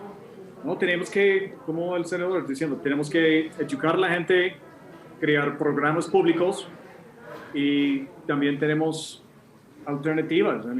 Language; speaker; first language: Spanish; non-native, fluent; English